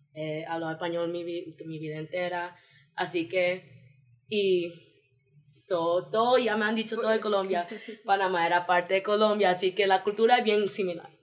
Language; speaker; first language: Spanish; early bilingual, heritage; Spanish